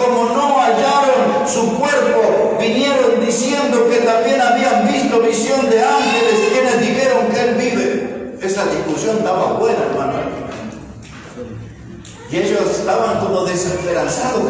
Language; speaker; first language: Spanish; native; Spanish